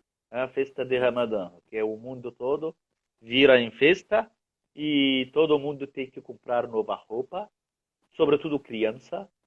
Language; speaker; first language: Portuguese; non-native, fluent; Arabic